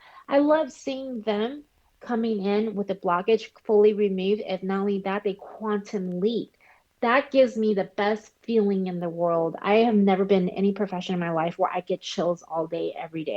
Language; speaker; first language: English; early bilingual, other home language; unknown